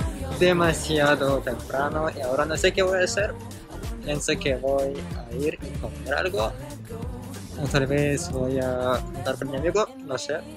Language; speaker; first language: Spanish; non-native, fluent; Russian